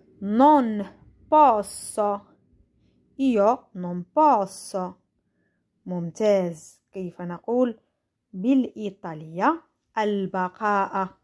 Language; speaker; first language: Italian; non-native, fluent; Arabic